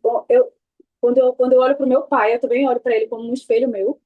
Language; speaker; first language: Portuguese; native; Portuguese